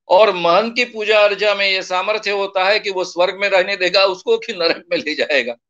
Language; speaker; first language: Hindi; non-native, local second language; Marathi